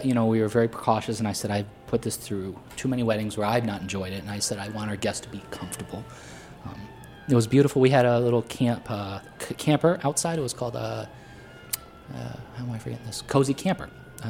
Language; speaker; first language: English; native; English